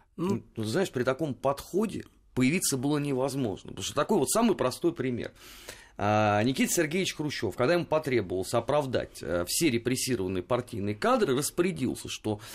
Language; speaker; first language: Russian; native; Russian